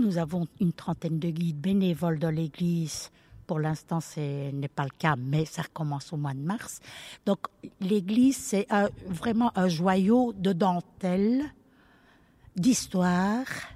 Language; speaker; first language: French; early bilingual, other home language; Italian